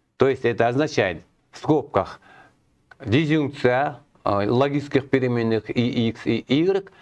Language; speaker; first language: Russian; non-native, local second language; Kazakh